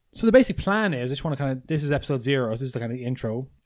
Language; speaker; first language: English; native; English